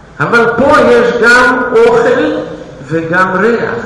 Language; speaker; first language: Hebrew; non-native, fluent; Russian